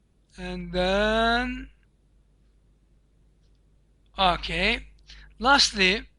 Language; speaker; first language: English; non-native, learner; Turkish